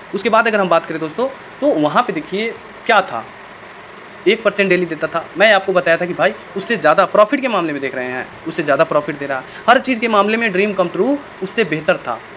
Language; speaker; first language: Hindi; native; Hindi